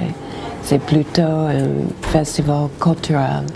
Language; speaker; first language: French; non-native, learner; English